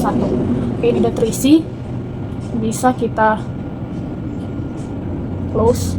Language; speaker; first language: Indonesian; native; Indonesian